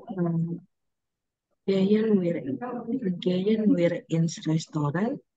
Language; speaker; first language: German; non-native, learner; Indonesian